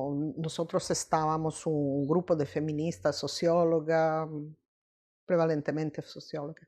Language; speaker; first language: Spanish; non-native, fluent; Italian